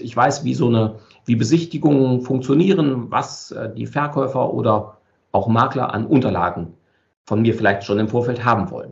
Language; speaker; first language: German; native; German